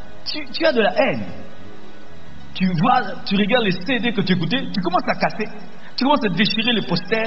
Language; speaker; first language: French; non-native, local second language; Lingala